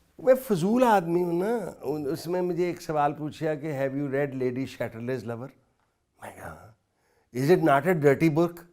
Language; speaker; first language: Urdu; non-native, local second language; Punjabi